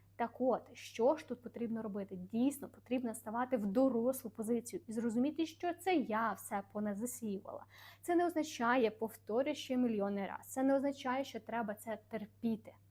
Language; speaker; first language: Ukrainian; non-native, local second language; Russian